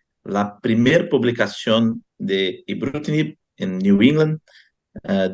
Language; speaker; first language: Spanish; non-native, fluent; Portuguese